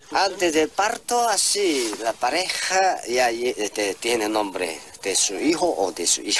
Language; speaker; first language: Spanish; non-native, fluent; Korean